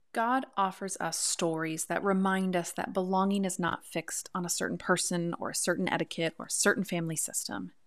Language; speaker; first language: English; native; English